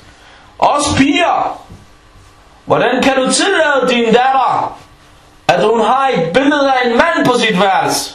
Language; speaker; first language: Danish; non-native, fluent; Arabic